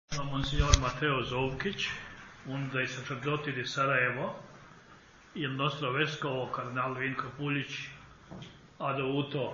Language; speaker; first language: Italian; non-native, fluent; Croatian